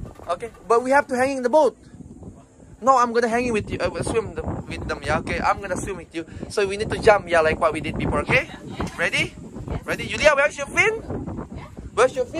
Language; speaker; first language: English; non-native, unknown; Indonesian